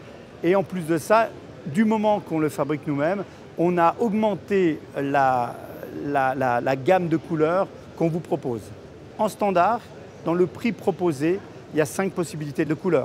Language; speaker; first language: French; native; French